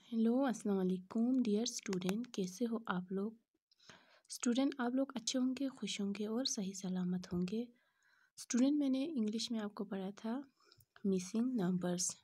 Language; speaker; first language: Hindi; non-native, local second language; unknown